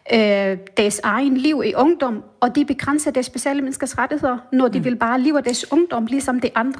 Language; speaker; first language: Danish; non-native, fluent; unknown